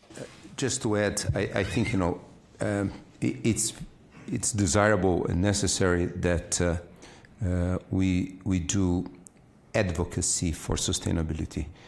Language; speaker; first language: English; non-native, fluent; Portuguese